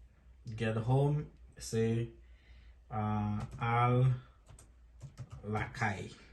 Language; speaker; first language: French; non-native, local second language; Haitian Creole